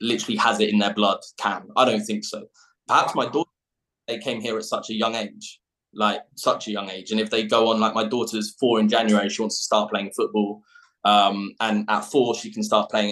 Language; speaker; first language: English; native; English